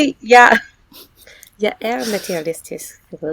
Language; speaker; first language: Danish; non-native, learner; English